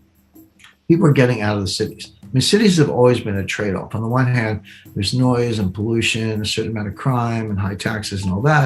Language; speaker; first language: English; native; English